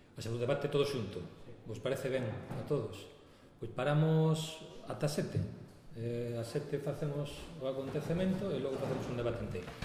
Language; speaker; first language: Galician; non-native, local second language; Spanish